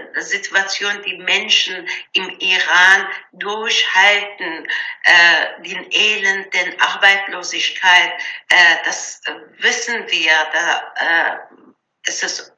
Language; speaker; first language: German; non-native, learner; Persian